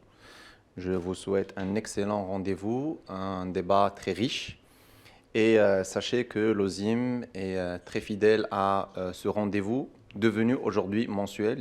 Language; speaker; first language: French; non-native, local second language; Arabic